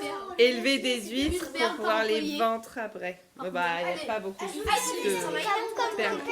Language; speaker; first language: French; native; French